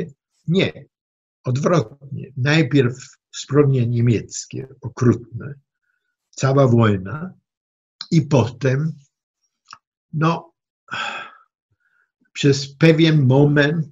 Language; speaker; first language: Polish; non-native, fluent; German